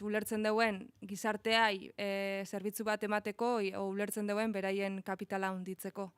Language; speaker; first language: Basque; native; Basque